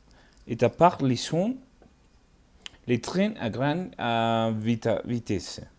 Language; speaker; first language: French; non-native, learner; Spanish